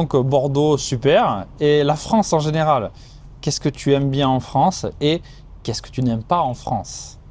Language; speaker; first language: French; native; French